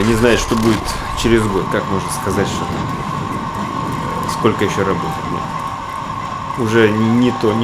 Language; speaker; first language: Russian; native; Russian